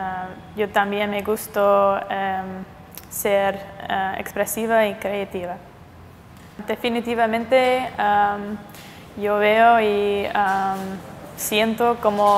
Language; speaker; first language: Spanish; non-native, fluent; English